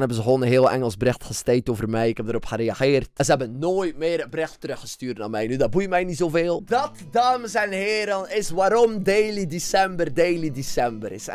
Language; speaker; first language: Dutch; native; Dutch